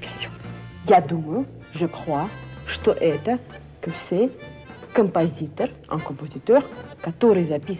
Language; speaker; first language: French; non-native, fluent; Russian